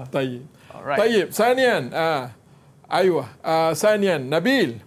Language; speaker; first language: Arabic; non-native, fluent; Malay